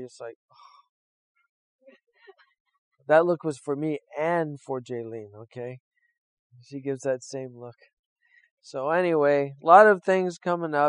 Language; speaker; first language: English; native; English